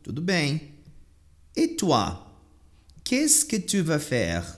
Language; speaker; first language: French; non-native, fluent; Portuguese